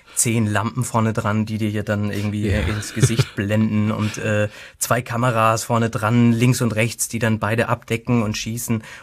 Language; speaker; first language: German; native; German